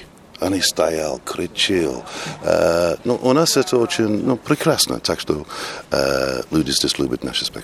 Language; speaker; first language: Russian; non-native, learner; English